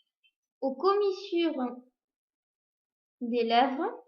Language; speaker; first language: French; native; French